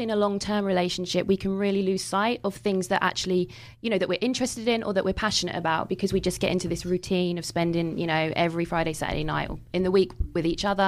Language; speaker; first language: English; native; English